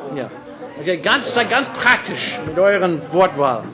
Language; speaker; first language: German; non-native, fluent; English